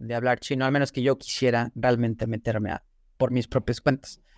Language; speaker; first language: Spanish; native; Spanish